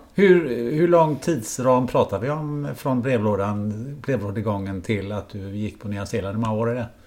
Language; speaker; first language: Swedish; native; Swedish